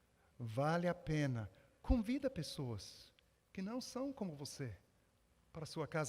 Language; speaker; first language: Portuguese; non-native, fluent; English